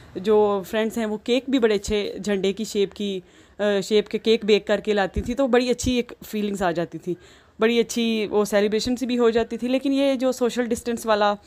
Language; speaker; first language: Urdu; native; Urdu